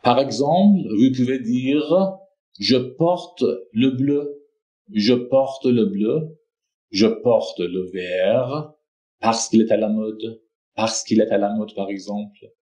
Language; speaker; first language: French; non-native, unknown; Persian